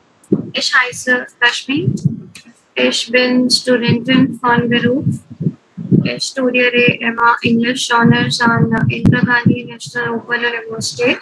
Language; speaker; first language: German; non-native, learner; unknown